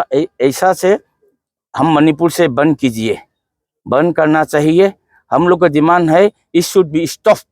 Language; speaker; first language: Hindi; non-native, local second language; Manipuri